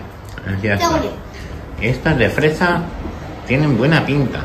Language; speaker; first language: Spanish; native; Spanish